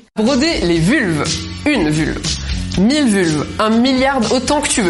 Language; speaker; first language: French; native; French